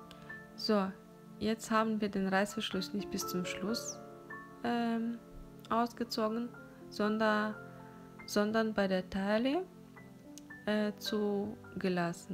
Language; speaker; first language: German; non-native, fluent; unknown